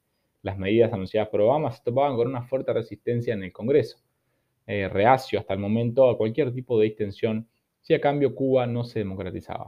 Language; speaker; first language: Spanish; native; Spanish